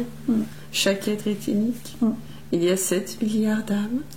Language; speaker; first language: French; native; French